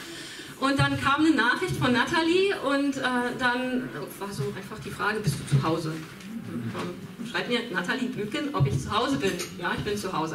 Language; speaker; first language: German; native; German